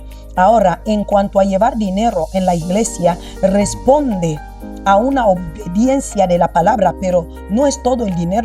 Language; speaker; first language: Spanish; non-native, local second language; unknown